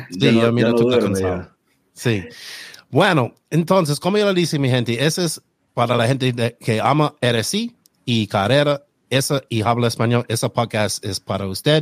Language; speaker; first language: Spanish; non-native, learner; English